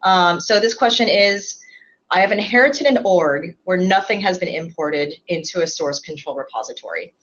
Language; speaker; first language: English; native; English